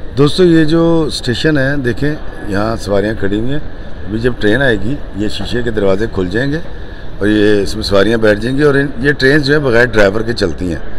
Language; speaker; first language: Urdu; non-native, local second language; Punjabi